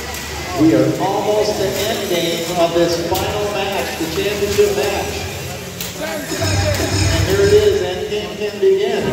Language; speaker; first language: English; native; English